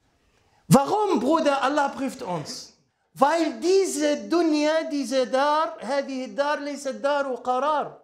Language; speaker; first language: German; non-native, fluent; Arabic